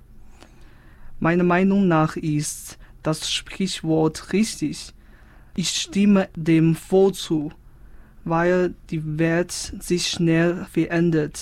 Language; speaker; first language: German; non-native, fluent; Chinese